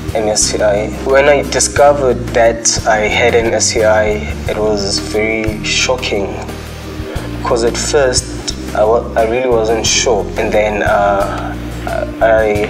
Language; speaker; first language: English; non-native, local second language; Zulu